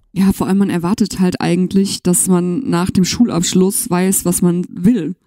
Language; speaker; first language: German; native; German